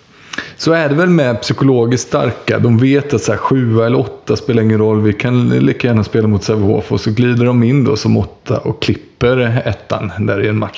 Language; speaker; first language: Swedish; native; Swedish